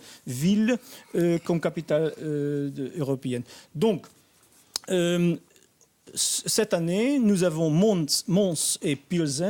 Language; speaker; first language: French; non-native, fluent; Dutch